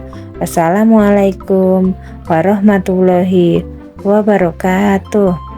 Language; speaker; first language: Indonesian; native; Indonesian